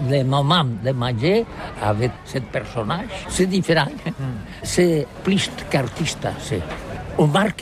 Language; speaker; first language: French; non-native, learner; Catalan